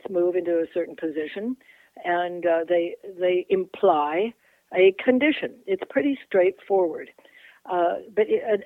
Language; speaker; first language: English; native; English